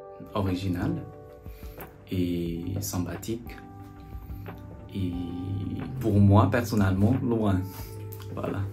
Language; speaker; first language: French; non-native, learner; Chinese